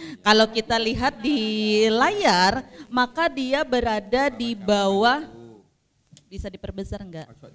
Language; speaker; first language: Indonesian; native; Indonesian